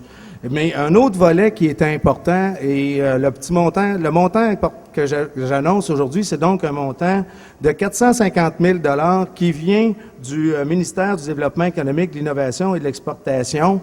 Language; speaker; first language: French; native; French